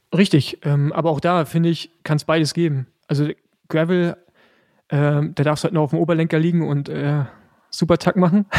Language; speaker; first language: German; native; German